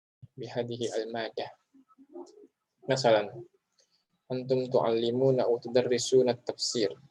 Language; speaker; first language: Arabic; non-native, fluent; Indonesian